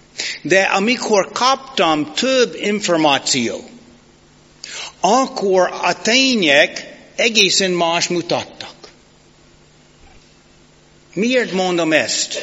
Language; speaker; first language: Hungarian; non-native, fluent; English